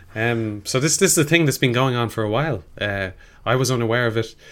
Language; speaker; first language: English; native; English